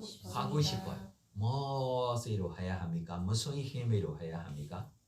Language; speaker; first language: Korean; non-native, learner; Burmese